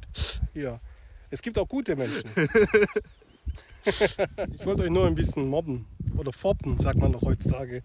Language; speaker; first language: German; native; German